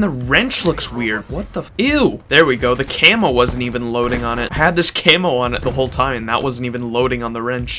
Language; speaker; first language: English; native; English